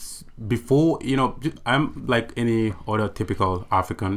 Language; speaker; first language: English; non-native, local second language; Mandingo